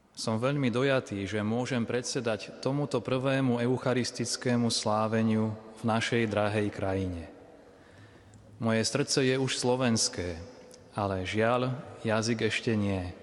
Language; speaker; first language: Slovak; non-native, learner; Italian